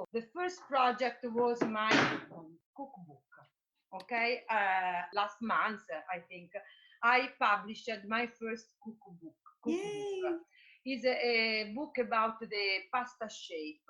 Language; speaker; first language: English; non-native, fluent; Italian